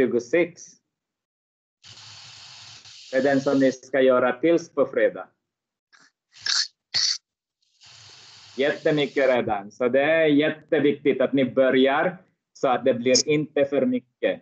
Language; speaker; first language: Swedish; non-native, fluent; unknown